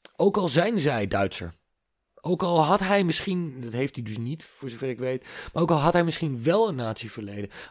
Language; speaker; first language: Dutch; native; Dutch